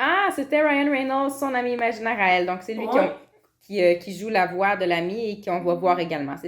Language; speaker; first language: French; native; French